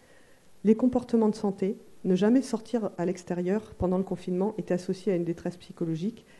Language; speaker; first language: French; native; French